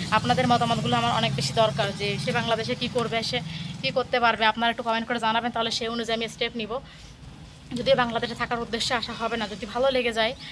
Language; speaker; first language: Bangla; native; Bangla